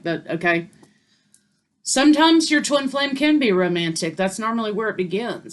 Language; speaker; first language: English; native; English